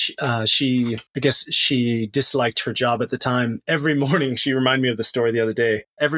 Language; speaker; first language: English; native; English